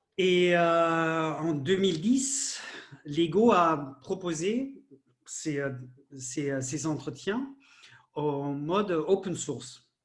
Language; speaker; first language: French; non-native, fluent; German